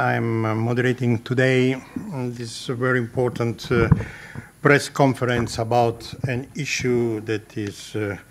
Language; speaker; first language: English; non-native, fluent; Italian